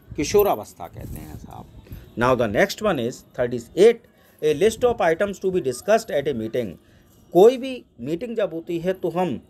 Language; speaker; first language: Hindi; native; Hindi